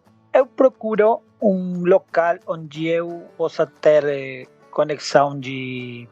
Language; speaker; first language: Portuguese; non-native, learner; Spanish